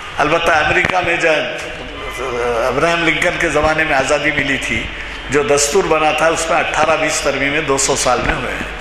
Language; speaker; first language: Urdu; native; Urdu